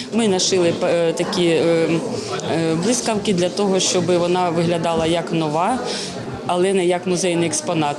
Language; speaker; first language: Ukrainian; native; Ukrainian